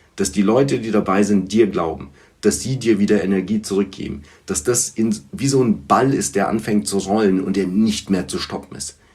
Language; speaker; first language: German; early bilingual, other home language; Bulgarian